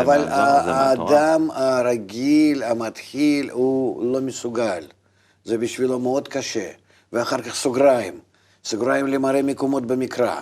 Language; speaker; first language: Hebrew; non-native, fluent; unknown